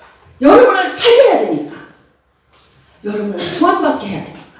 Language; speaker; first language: Korean; native; Korean